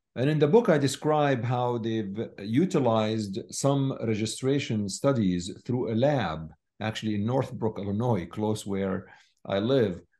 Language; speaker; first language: English; non-native, fluent; Arabic